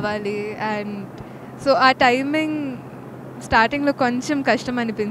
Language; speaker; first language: Telugu; non-native, local second language; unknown